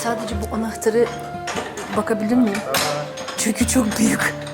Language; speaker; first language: Turkish; non-native, learner; Polish